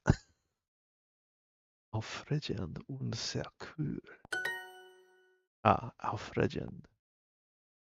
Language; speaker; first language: German; non-native, learner; English